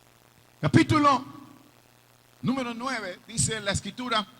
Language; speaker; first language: Spanish; native; Spanish